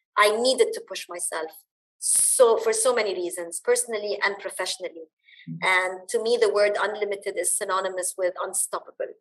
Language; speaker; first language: English; early bilingual, other home language; Arabic